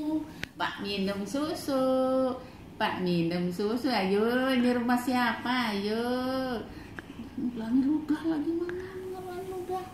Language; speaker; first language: Indonesian; native; Indonesian